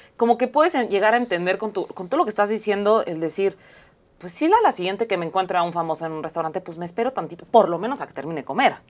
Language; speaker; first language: Spanish; native; Spanish